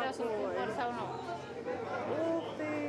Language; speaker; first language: Russian; native; Russian